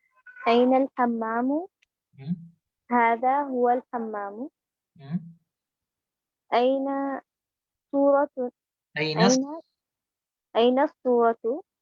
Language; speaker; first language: Arabic; non-native, learner; Urdu